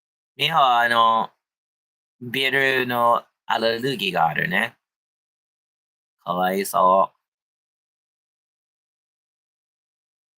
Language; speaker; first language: Japanese; non-native, learner; English